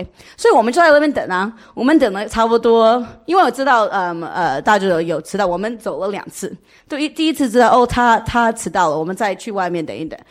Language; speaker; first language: Chinese; early bilingual, heritage; English